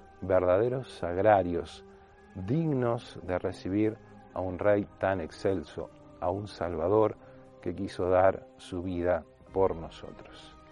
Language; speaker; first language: Spanish; native; Spanish